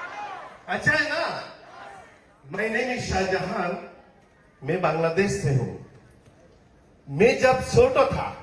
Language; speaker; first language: Hindi; non-native, learner; Bangla